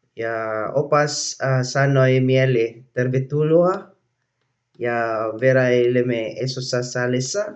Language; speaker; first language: Finnish; non-native, learner; Cebuano